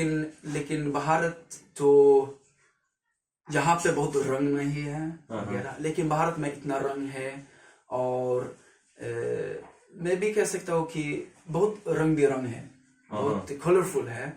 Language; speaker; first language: Hindi; non-native, learner; Swedish